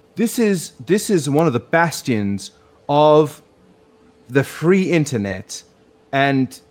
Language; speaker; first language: English; native; English